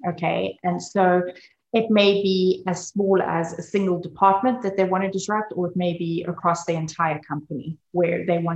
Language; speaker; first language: English; native; English